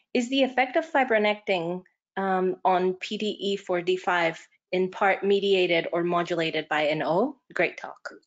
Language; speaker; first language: English; non-native, fluent; Spanish